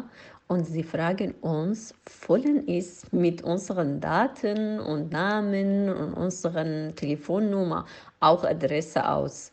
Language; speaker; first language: German; non-native, learner; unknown